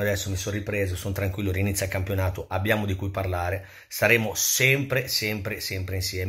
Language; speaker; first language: Italian; native; Italian